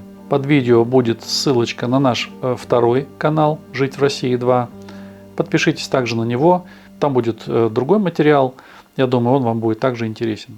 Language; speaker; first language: Russian; native; Russian